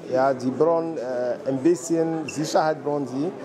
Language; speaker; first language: German; non-native, fluent; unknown